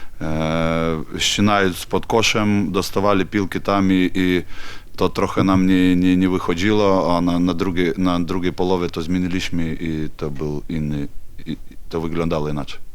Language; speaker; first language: Polish; non-native, learner; Ukrainian